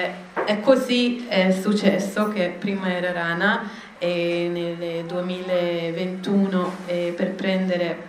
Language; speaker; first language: Italian; non-native, fluent; Hebrew